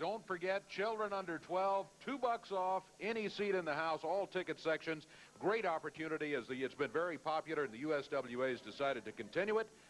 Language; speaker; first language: English; native; English